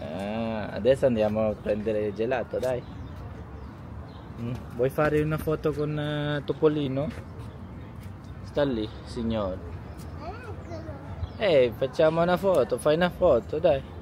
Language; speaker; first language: Italian; non-native, fluent; Filipino